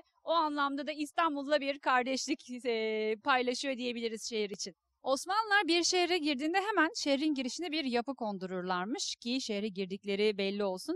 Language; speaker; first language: Turkish; native; Turkish